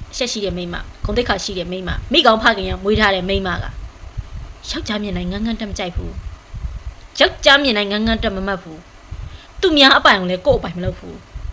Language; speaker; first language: Burmese; native; Burmese